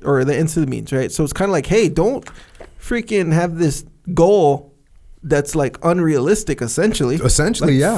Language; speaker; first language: English; native; English